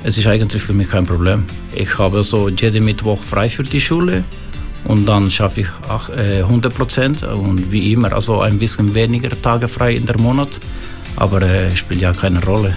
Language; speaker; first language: German; non-native, fluent; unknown